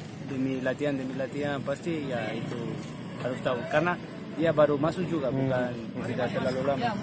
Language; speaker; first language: Indonesian; non-native, learner; Spanish